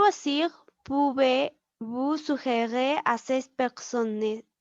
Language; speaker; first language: French; non-native, learner; Spanish